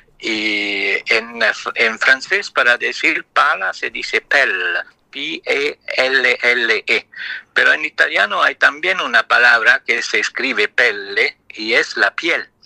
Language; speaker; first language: Spanish; non-native, fluent; Italian